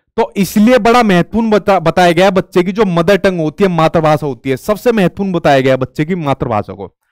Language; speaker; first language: Hindi; native; Hindi